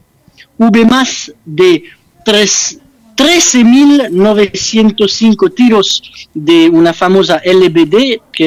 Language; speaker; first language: Spanish; non-native, fluent; French